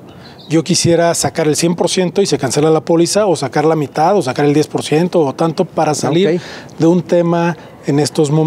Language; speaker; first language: Spanish; native; Spanish